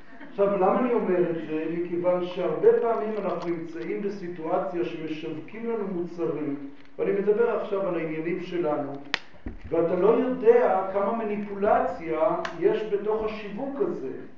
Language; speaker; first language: Hebrew; native; Hebrew